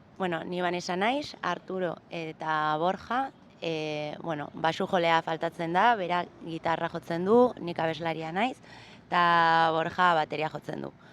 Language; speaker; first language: Basque; non-native, local second language; Spanish